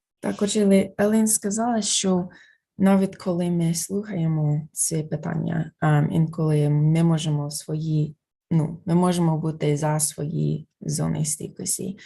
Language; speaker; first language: Ukrainian; non-native, fluent; English